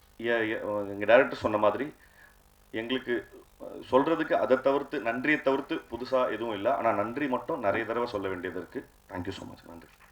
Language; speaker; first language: Tamil; native; Tamil